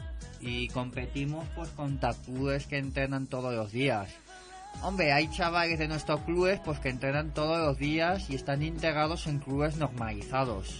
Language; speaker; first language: Spanish; native; Spanish